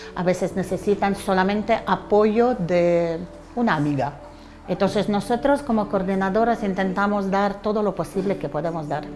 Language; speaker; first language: Spanish; non-native, fluent; Ukrainian